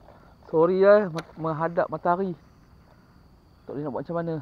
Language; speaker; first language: Malay; native; Malay